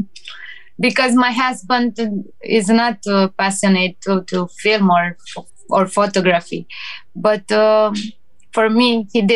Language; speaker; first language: English; non-native, learner; Romanian